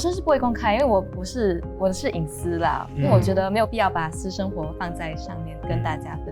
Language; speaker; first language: Chinese; native; Chinese